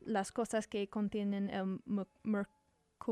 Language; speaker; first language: Spanish; non-native, learner; English